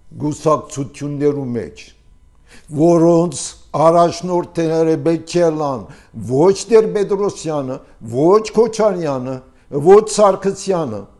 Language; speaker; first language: Armenian; early bilingual, heritage; Armenian